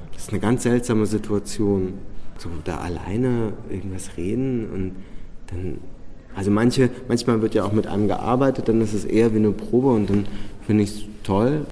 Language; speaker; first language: German; early bilingual, other home language; Czech